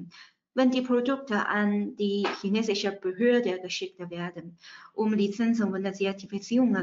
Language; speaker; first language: German; non-native, fluent; Chinese